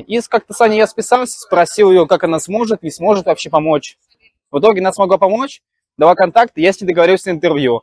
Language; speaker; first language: Russian; native; Russian